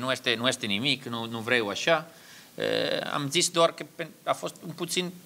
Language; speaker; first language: Romanian; non-native, learner; Italian